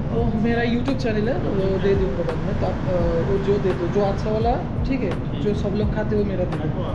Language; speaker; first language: Hindi; non-native, learner; Bangla